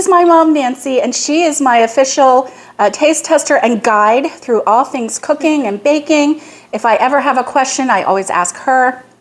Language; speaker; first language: English; native; English